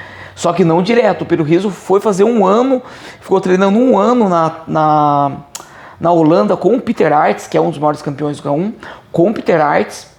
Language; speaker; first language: Portuguese; native; Portuguese